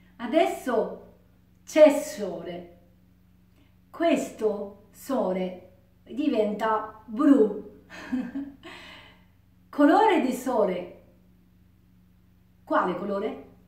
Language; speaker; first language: Italian; non-native, learner; Japanese